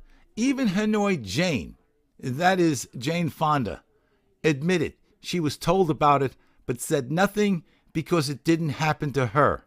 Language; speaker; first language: English; native; English